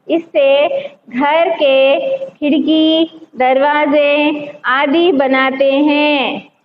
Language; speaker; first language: Hindi; non-native, local second language; Telugu